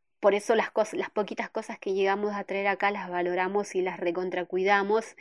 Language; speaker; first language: Spanish; native; Spanish